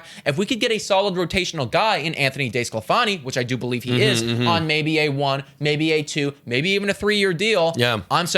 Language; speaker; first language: English; native; English